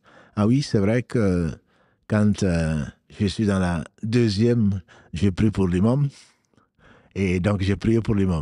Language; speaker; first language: French; native; French